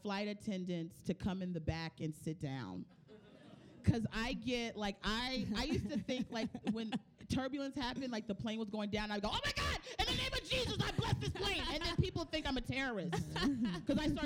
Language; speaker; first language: English; native; English